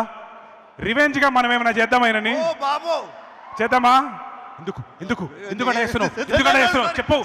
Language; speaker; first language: Telugu; native; Telugu